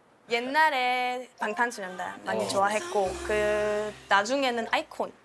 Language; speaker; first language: Korean; non-native, fluent; German